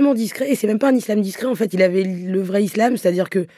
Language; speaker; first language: French; native; French